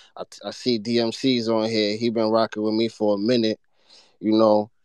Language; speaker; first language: English; non-native, local second language; Akan